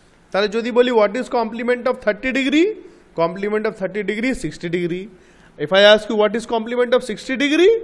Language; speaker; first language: English; non-native, local second language; Bangla